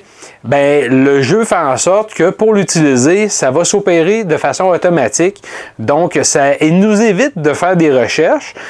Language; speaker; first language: French; native; French